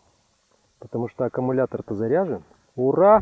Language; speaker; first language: Russian; native; Russian